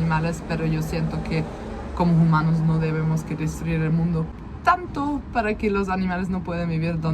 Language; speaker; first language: Spanish; non-native, fluent; German